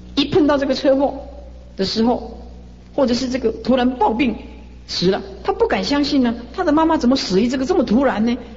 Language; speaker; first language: Chinese; native; Chinese